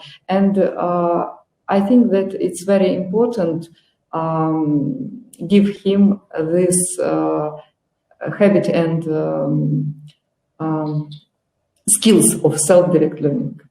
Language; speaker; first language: English; non-native, learner; Russian